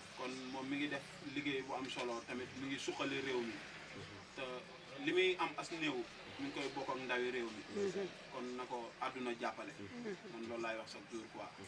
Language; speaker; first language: Wolof; native; Wolof